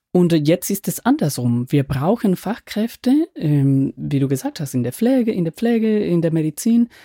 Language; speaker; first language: German; non-native, fluent; Spanish